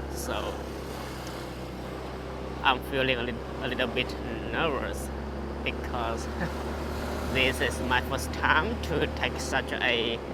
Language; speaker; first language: English; non-native, fluent; Chinese